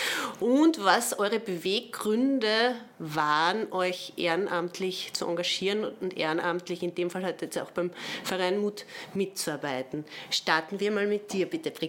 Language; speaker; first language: German; native; German